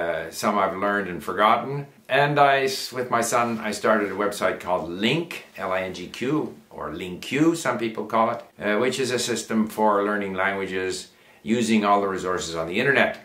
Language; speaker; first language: English; native; English